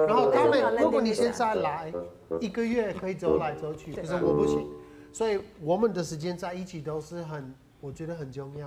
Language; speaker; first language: Chinese; non-native, fluent; English